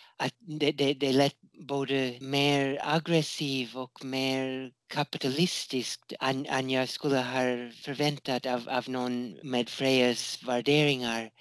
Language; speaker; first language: Swedish; non-native, fluent; English